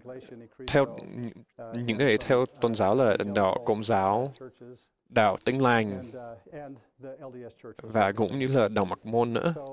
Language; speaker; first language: Vietnamese; non-native, fluent; English